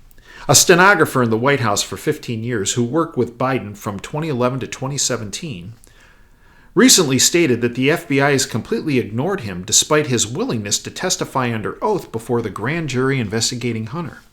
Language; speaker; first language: English; native; English